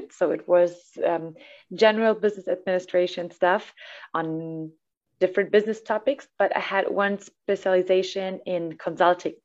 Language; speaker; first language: English; non-native, fluent; German